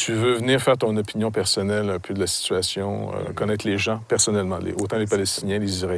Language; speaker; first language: French; native; French